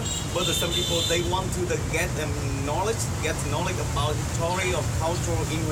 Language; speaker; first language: English; non-native, learner; Vietnamese